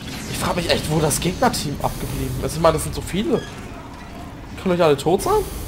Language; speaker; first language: German; native; German